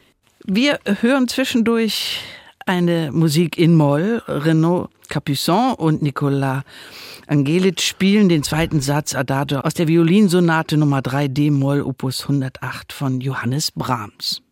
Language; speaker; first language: German; native; German